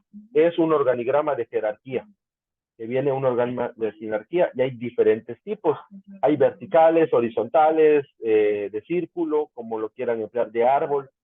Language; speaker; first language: Spanish; native; Spanish